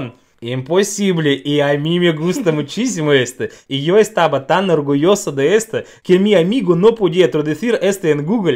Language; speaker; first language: Spanish; non-native, learner; Russian